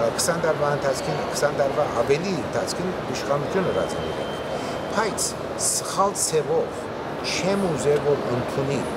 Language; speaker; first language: Armenian; early bilingual, heritage; Armenian